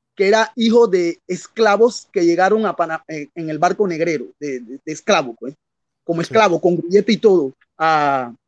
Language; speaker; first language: Spanish; native; Spanish